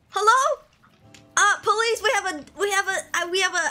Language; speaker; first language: English; non-native, local second language; Min Nan Chinese